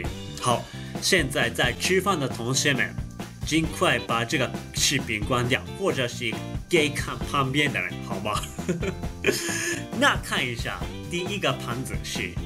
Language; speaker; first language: Chinese; non-native, fluent; Japanese